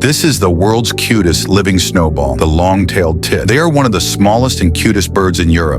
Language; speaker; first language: English; native; English